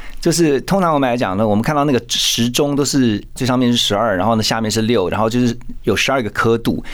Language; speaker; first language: Chinese; native; Chinese